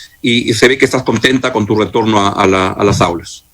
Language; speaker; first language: Spanish; native; Spanish